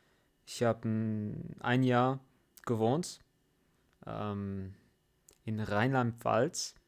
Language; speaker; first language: German; non-native, fluent; English